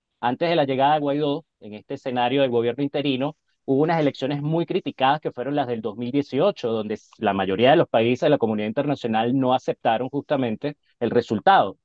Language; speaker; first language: Spanish; native; Spanish